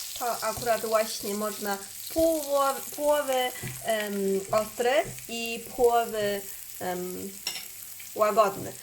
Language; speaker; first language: Polish; non-native, learner; Chinese